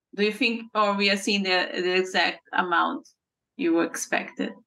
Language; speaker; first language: English; non-native, fluent; Portuguese